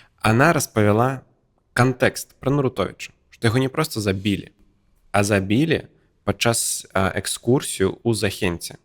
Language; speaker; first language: Belarusian; non-native, local second language; Russian